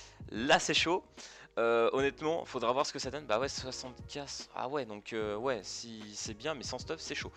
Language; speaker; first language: French; native; French